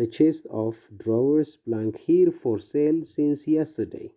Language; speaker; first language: English; non-native, local second language; Amharic